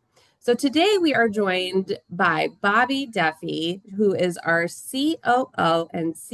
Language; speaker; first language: English; native; English